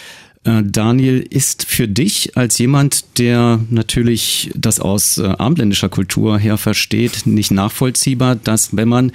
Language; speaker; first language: German; native; German